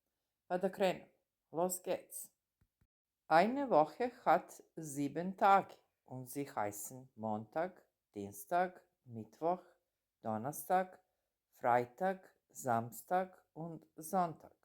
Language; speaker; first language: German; non-native, fluent; Serbian